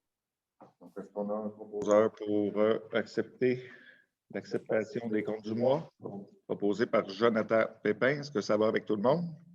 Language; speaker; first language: French; native; French